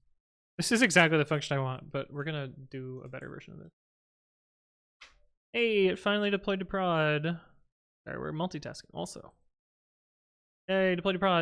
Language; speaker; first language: English; native; English